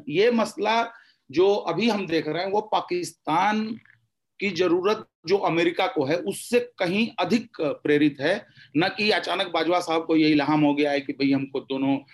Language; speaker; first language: Hindi; native; Hindi